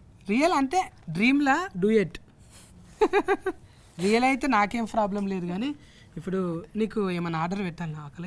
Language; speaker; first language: Telugu; native; Telugu